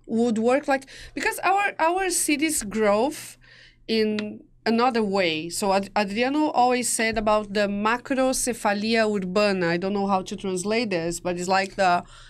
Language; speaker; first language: English; non-native, fluent; Portuguese